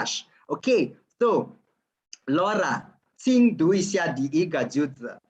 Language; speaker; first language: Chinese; non-native, fluent; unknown